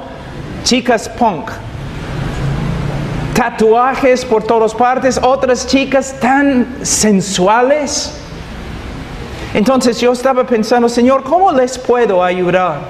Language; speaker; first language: Spanish; non-native, fluent; English